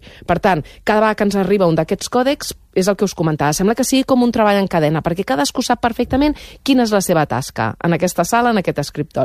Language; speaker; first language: Catalan; native; Catalan